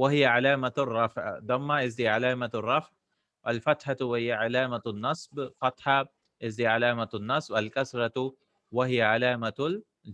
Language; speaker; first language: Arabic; non-native, fluent; English